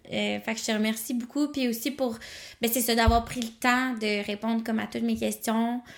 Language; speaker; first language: French; native; French